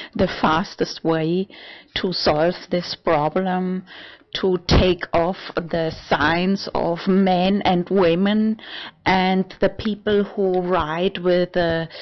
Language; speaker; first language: English; non-native, fluent; German